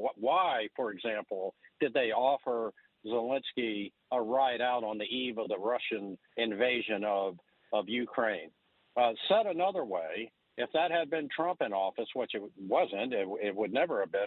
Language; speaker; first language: English; native; English